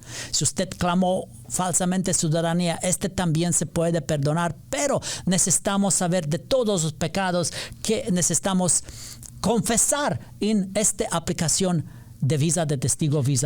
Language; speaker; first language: Spanish; non-native, learner; English